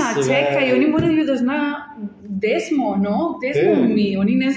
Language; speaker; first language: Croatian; non-native, learner; Spanish